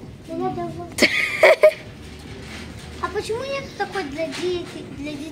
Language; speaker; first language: Russian; early bilingual, other home language; Azerbaijani